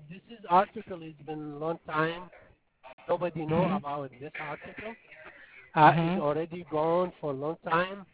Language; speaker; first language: English; non-native, fluent; Arabic